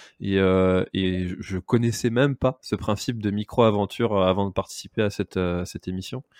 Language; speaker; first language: French; native; French